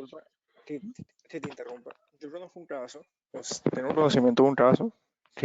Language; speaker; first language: Spanish; native; Spanish